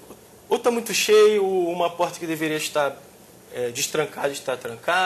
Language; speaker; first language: Portuguese; native; Portuguese